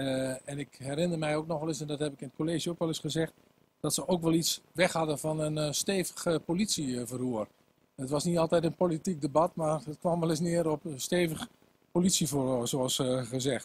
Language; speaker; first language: Dutch; native; Dutch